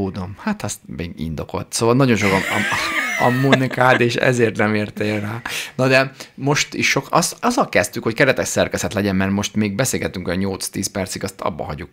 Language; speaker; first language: Hungarian; native; Hungarian